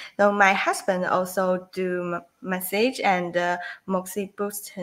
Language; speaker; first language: English; non-native, learner; Chinese